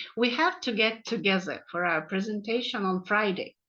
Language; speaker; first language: English; non-native, fluent; Ukrainian